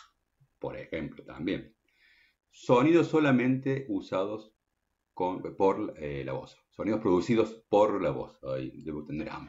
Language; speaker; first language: Spanish; native; Spanish